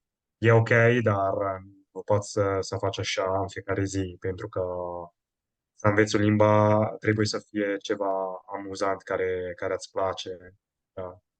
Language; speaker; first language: Romanian; non-native, fluent; Italian